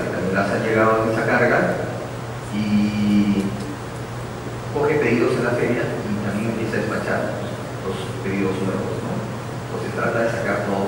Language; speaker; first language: Spanish; native; Spanish